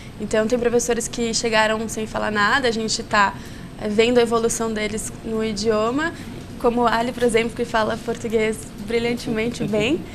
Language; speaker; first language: Portuguese; native; Portuguese